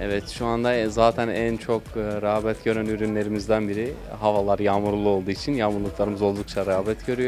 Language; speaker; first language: Turkish; native; Turkish